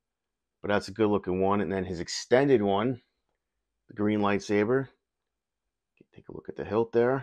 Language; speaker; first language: English; native; English